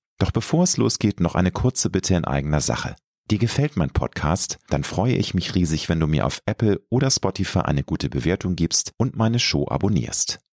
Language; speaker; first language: German; native; German